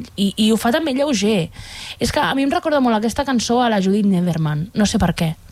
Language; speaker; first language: Catalan; native; Catalan